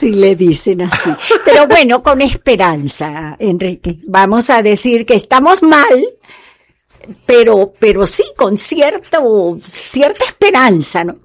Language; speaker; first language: Spanish; native; Spanish